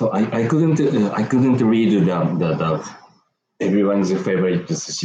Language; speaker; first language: English; non-native, learner; Japanese